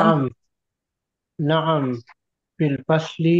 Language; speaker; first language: Arabic; non-native, learner; Indonesian